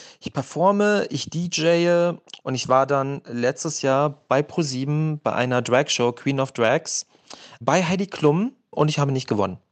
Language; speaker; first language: German; native; German